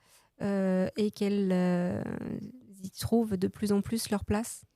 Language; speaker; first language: French; native; French